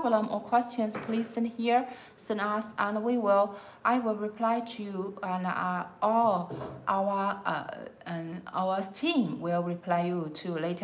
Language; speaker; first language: English; non-native, learner; Chinese